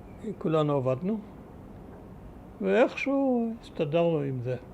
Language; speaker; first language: Hebrew; early bilingual, other home language; German